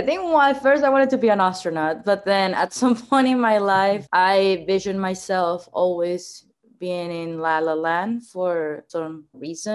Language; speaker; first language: English; non-native, fluent; Spanish